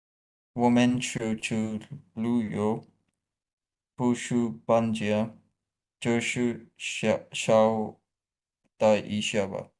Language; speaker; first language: Chinese; non-native, learner; Urdu